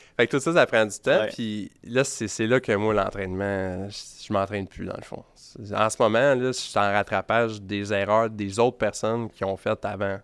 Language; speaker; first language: French; native; French